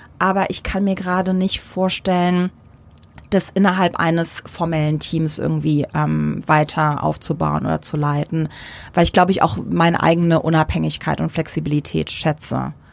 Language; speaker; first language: German; early bilingual, other home language; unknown